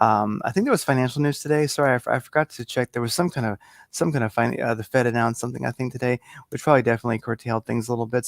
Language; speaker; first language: English; native; English